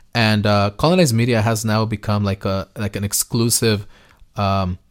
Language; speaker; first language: English; early bilingual, other home language; Spanish